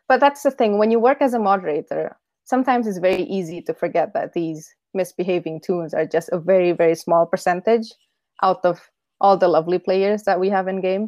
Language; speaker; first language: English; non-native, fluent; Indonesian